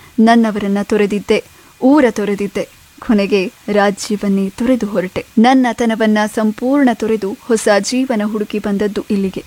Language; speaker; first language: Kannada; native; Kannada